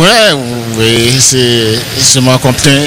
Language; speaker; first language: French; non-native, learner; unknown